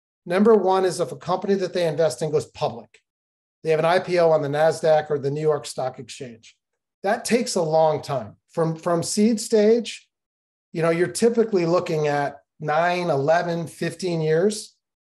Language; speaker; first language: English; native; English